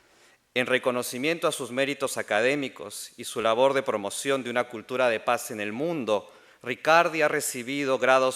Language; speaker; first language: Spanish; native; Spanish